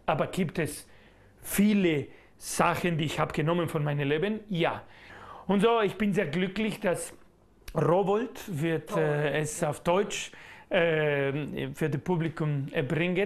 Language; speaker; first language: German; non-native, learner; Spanish